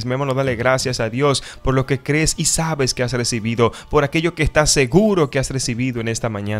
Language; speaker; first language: Spanish; native; Spanish